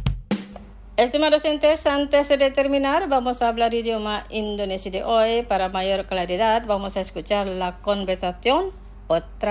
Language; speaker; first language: Spanish; non-native, fluent; Indonesian